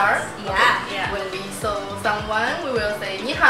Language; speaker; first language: English; non-native, learner; Chinese